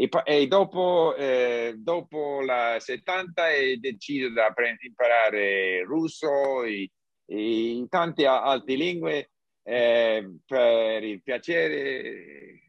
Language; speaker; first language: Italian; non-native, learner; English